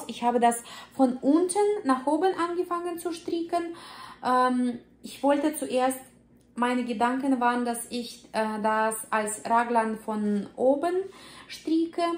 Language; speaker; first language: German; non-native, fluent; Russian